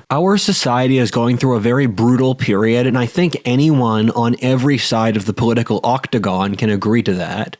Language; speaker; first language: English; native; English